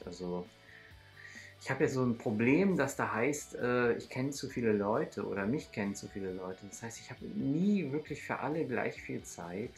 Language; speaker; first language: German; native; German